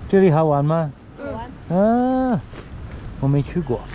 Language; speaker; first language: Chinese; non-native, learner; English